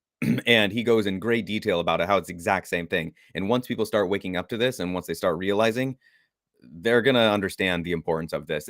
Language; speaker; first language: English; native; English